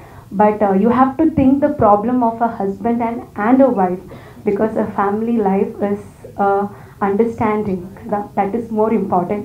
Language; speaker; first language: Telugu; non-native, learner; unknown